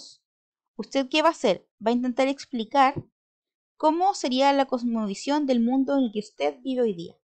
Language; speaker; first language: Spanish; native; Spanish